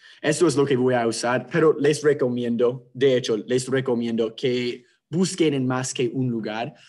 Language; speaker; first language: Spanish; non-native, fluent; English